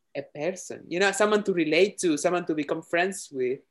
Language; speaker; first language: English; non-native, fluent; Spanish